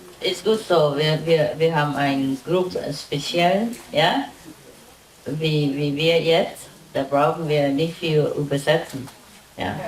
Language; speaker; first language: German; non-native, learner; Vietnamese